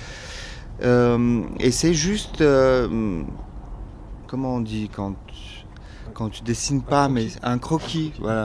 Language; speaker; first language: French; non-native, fluent; Bulgarian